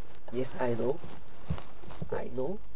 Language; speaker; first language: English; non-native, learner; Slovak